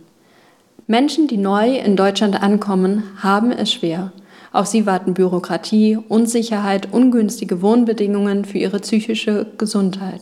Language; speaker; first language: German; native; German